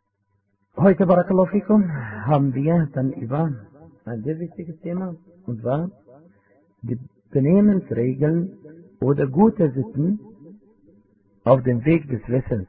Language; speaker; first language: German; non-native, fluent; Arabic